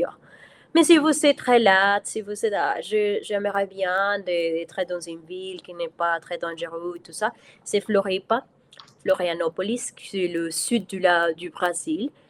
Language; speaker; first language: French; non-native, fluent; Spanish